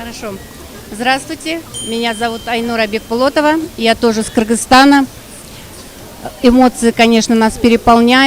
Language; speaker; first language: Russian; non-native, local second language; Kyrgyz